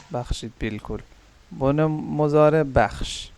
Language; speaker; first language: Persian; non-native, learner; Urdu